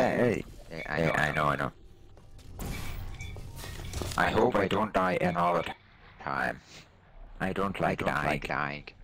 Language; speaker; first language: English; non-native, learner; German